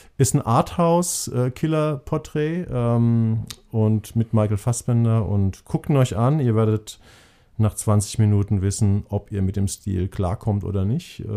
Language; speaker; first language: German; native; German